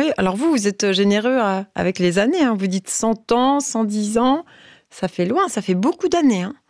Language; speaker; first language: French; native; French